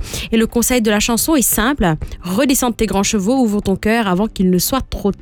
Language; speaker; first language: French; non-native, local second language; Morisyen